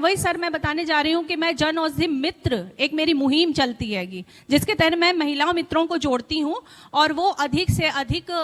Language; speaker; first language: Hindi; native; Hindi